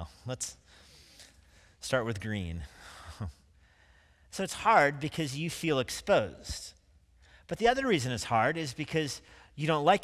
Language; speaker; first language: English; native; English